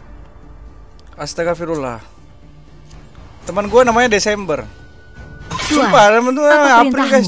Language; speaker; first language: Indonesian; native; Indonesian